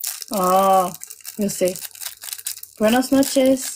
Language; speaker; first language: Spanish; non-native, learner; German